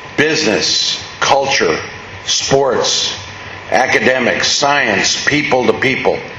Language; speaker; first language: English; early bilingual, other home language; Spanish